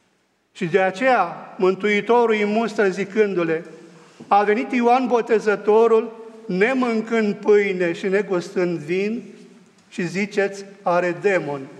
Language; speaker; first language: Romanian; native; Romanian